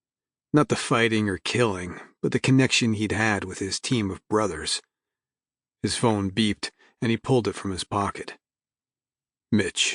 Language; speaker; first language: English; native; English